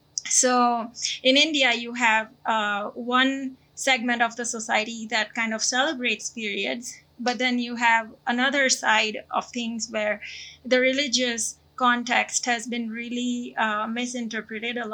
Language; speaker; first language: English; non-native, local second language; Gujarati